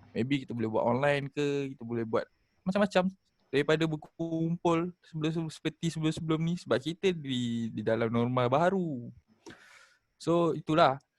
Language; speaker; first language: Malay; native; Malay